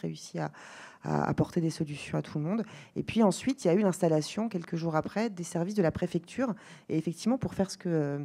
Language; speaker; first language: French; native; French